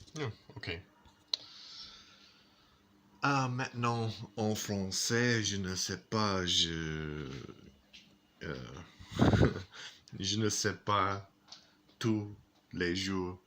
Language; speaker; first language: French; non-native, learner; English